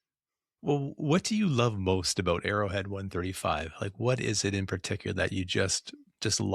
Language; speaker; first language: English; native; English